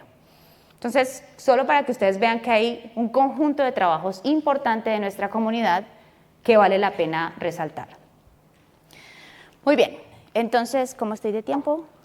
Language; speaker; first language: Spanish; native; Spanish